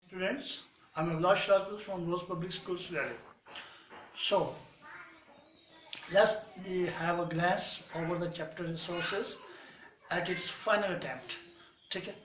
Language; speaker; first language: English; non-native, local second language; Hindi